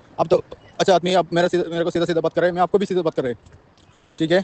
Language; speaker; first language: Hindi; non-native, learner; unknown